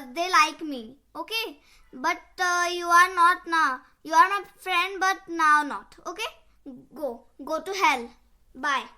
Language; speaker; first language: English; non-native, local second language; Marathi